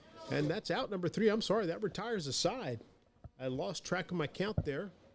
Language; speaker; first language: English; native; English